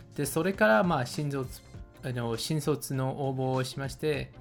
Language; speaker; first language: Japanese; non-native, fluent; Chinese